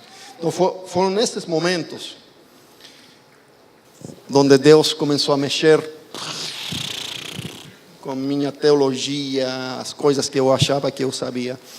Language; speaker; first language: Portuguese; non-native, fluent; Spanish